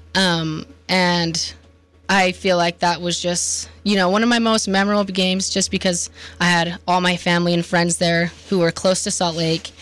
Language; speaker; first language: English; native; English